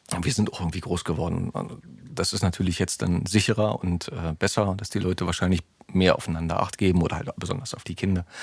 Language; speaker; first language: German; native; German